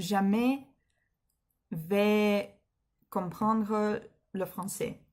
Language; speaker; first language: French; non-native, learner; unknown